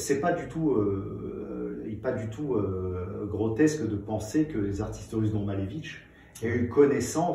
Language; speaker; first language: French; native; French